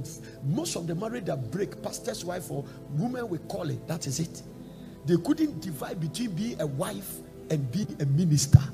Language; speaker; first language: English; non-native, local second language; Akan